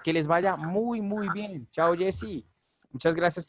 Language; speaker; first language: Spanish; native; Spanish